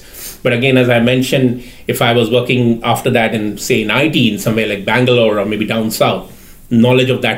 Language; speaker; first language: English; non-native, local second language; Bangla